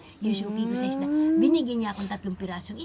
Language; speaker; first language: Filipino; native; Filipino